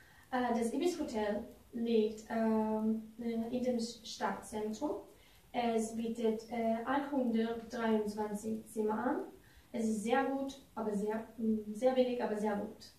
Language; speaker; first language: German; non-native, learner; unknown